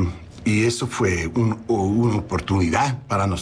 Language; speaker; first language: Spanish; non-native, learner; English